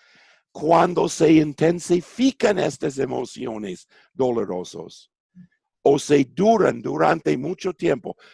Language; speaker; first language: Spanish; non-native, fluent; English